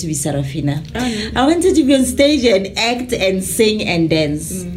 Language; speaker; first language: English; non-native, local second language; Tswana